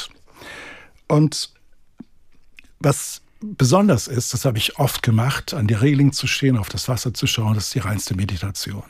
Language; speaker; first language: German; native; German